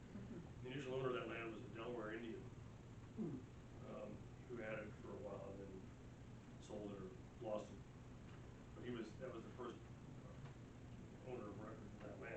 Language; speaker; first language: English; native; English